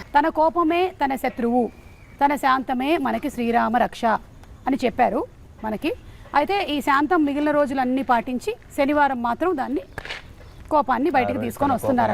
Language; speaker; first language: Telugu; native; Telugu